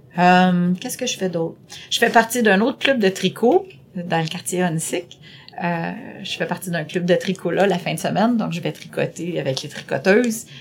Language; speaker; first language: French; native; French